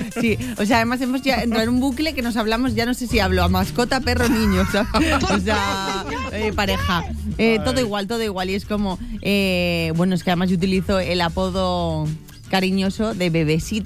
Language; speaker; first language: Spanish; native; Spanish